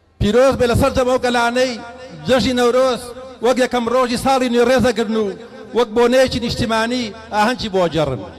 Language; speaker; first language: Central Kurdish; native; Central Kurdish